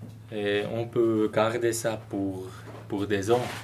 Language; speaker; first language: French; non-native, local second language; German